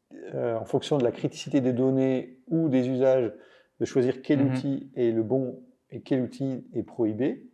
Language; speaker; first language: French; native; French